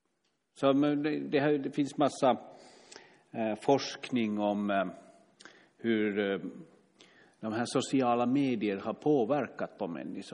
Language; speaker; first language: Swedish; non-native, fluent; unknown